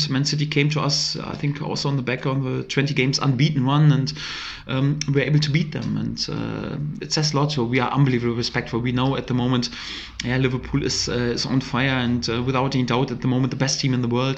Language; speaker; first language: English; non-native, fluent; German